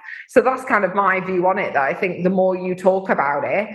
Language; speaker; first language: English; native; English